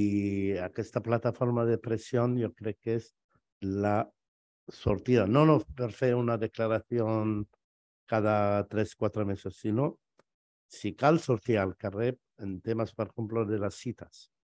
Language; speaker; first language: Catalan; non-native, fluent; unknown